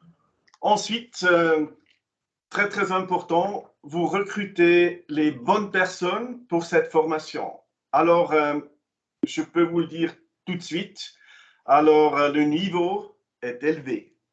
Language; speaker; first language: French; non-native, local second language; German